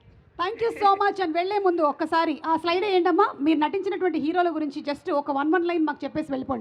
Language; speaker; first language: Telugu; native; Telugu